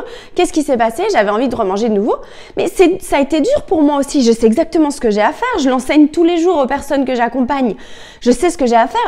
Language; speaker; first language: French; native; French